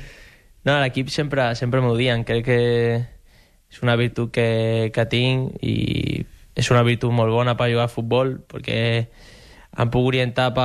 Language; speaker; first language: Catalan; non-native, local second language; Spanish